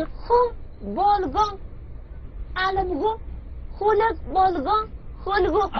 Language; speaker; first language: Mongolian; non-native, learner; Korean